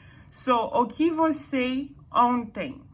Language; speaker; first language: Portuguese; non-native, learner; English